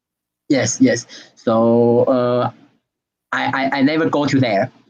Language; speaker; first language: English; non-native, learner; Chinese